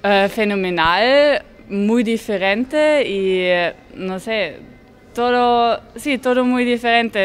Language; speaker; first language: Spanish; non-native, learner; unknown